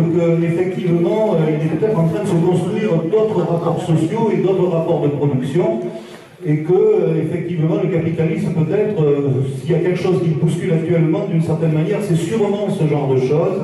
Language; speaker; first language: French; native; French